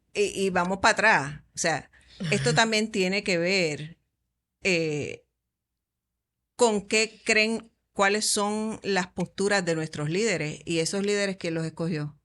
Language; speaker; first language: Spanish; native; Spanish